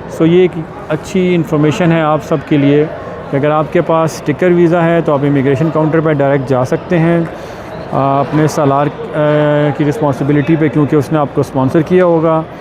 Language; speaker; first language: Urdu; native; Urdu